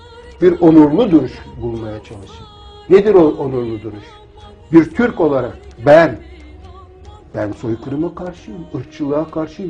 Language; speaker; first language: Turkish; native; Turkish